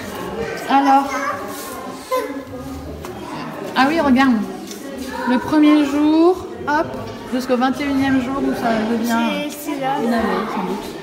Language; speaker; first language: French; native; French